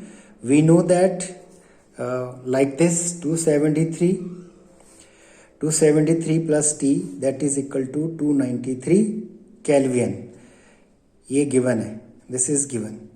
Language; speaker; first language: English; non-native, local second language; Hindi